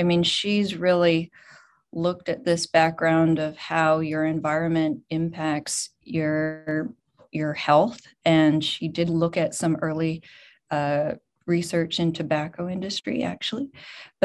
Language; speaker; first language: English; native; English